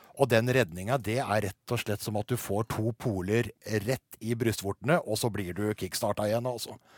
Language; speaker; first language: Norwegian; native; Norwegian